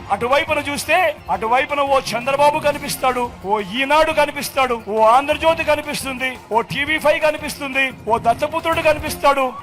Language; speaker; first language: Telugu; native; Telugu